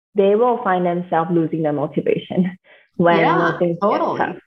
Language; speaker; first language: English; native; English